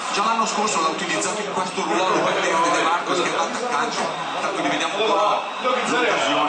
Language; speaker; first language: Italian; native; Italian